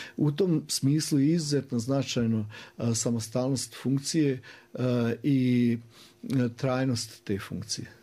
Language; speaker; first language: Croatian; native; Croatian